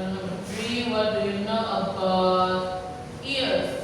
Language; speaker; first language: English; non-native, learner; Indonesian